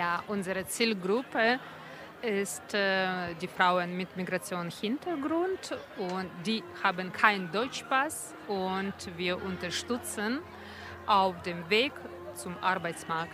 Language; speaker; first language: German; non-native, learner; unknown